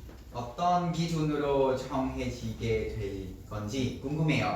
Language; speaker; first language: Korean; non-native, learner; Vietnamese